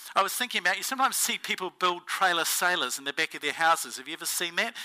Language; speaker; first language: English; native; English